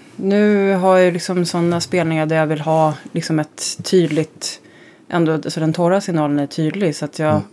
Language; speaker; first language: Swedish; native; Swedish